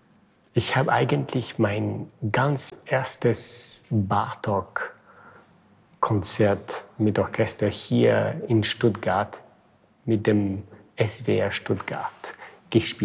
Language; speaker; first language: German; non-native, fluent; French